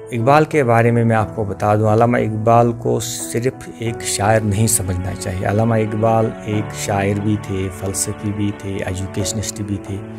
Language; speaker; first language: Urdu; non-native, local second language; Kashmiri